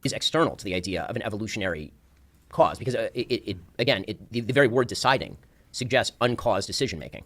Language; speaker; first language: English; native; English